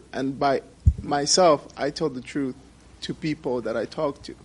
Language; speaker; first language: English; non-native, fluent; Persian